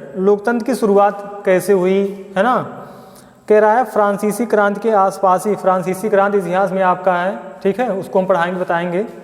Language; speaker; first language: Hindi; native; Hindi